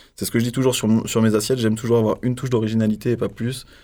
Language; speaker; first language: French; native; French